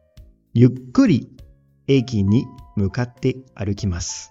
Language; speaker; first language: Japanese; non-native, fluent; French